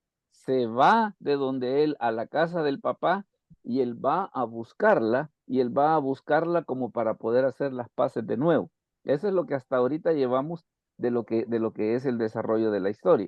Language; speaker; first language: Spanish; native; Spanish